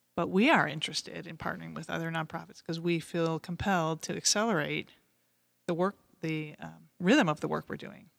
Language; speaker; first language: English; native; English